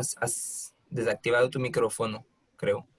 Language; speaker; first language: Spanish; non-native, fluent; French